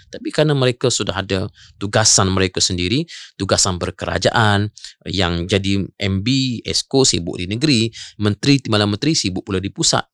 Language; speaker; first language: Malay; native; Malay